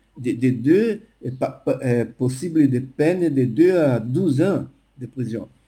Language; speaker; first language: French; non-native, fluent; Portuguese